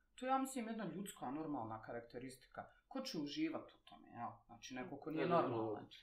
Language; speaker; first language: Bosnian; native; Bosnian